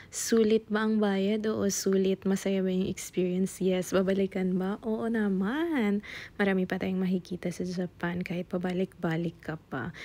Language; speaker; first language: Filipino; non-native, local second language; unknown